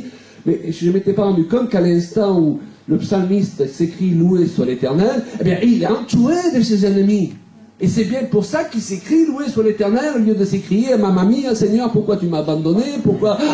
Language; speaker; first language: French; native; French